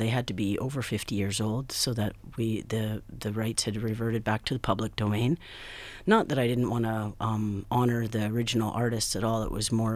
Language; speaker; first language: English; native; English